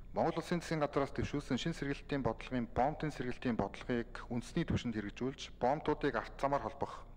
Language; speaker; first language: Mongolian; native; Mongolian